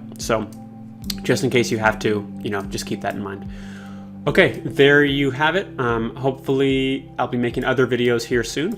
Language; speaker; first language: English; native; English